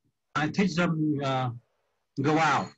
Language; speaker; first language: English; non-native, learner; Vietnamese